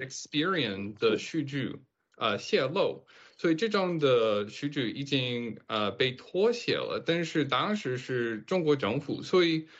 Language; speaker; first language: Chinese; non-native, fluent; English